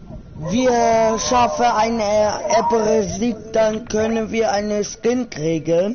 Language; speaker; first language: German; non-native, learner; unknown